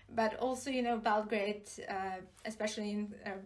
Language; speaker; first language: English; non-native, fluent; Serbian